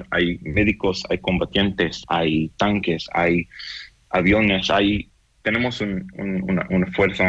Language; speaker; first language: Spanish; non-native, fluent; Hebrew